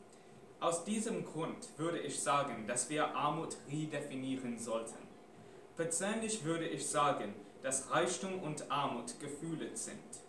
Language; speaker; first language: German; non-native, fluent; English